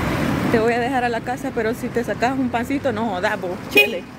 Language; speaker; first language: Spanish; native; Spanish